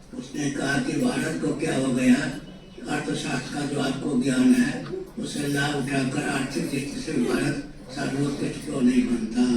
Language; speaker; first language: Hindi; non-native, local second language; Maithili